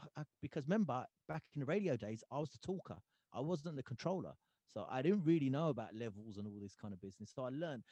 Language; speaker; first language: English; early bilingual, other home language; Punjabi